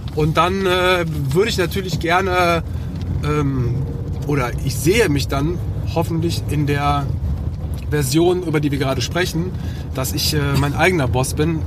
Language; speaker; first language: German; early bilingual, other home language; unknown